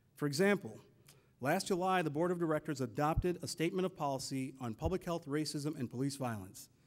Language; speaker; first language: English; native; English